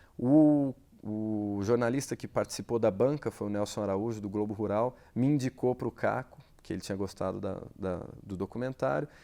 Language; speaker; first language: Portuguese; native; Portuguese